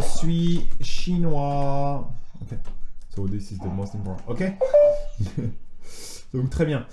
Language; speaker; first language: French; native; French